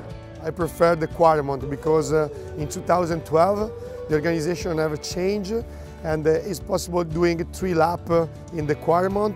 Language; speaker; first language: English; non-native, learner; Italian